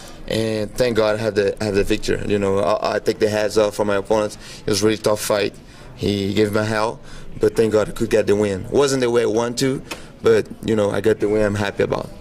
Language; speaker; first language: English; non-native, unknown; Portuguese